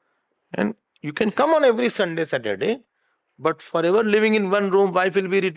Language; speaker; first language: English; non-native, local second language; Hindi